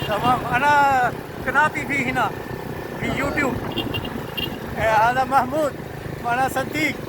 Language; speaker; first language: Arabic; non-native, learner; Urdu